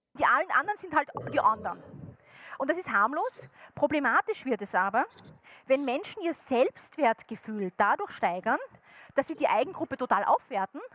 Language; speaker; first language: German; native; German